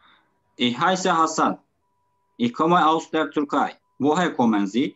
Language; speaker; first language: German; non-native, learner; Turkish